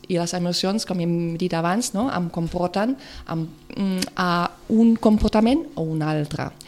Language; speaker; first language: Catalan; non-native, local second language; Spanish